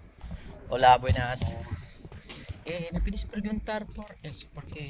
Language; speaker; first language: Spanish; non-native, learner; Filipino